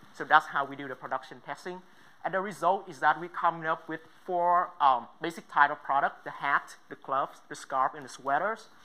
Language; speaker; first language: English; non-native, fluent; Vietnamese